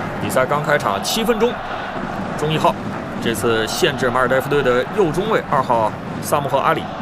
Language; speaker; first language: Chinese; native; Chinese